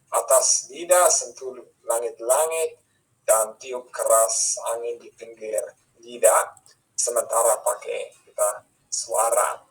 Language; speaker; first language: Indonesian; non-native, fluent; English